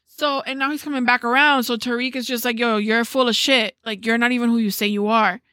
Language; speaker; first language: English; early bilingual, other home language; Spanish